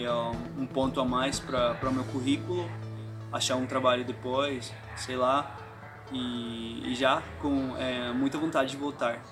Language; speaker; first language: Portuguese; non-native, fluent; Spanish